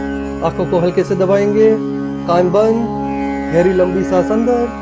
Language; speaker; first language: Hindi; native; Hindi